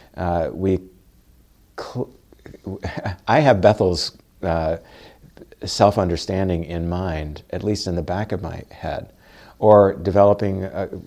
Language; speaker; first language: English; native; English